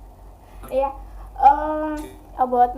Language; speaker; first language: English; non-native, learner; Indonesian